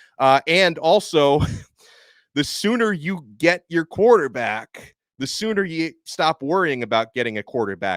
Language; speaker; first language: English; native; English